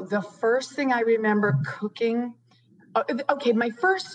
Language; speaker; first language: English; native; English